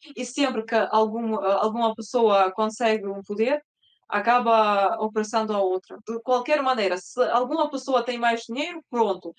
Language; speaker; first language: Portuguese; early bilingual, other home language; Russian